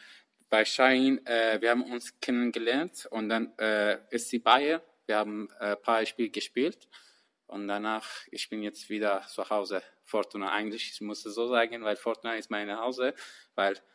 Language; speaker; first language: German; non-native, learner; Persian